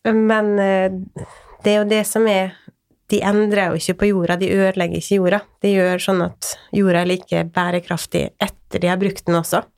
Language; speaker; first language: Norwegian; native; Norwegian